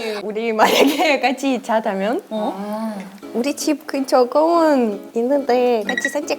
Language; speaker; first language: Korean; non-native, learner; Russian